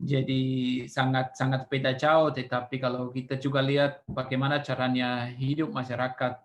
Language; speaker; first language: Indonesian; non-native, fluent; Swiss German